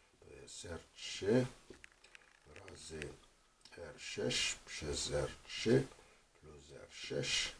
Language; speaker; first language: Polish; non-native, fluent; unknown